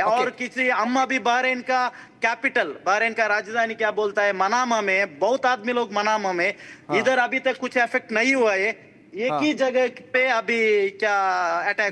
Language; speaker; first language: Hindi; non-native, local second language; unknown